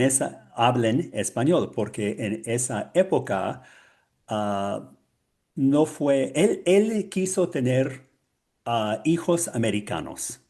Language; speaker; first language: Spanish; non-native, learner; English